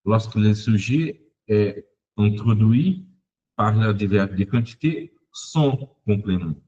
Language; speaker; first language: French; non-native, fluent; Portuguese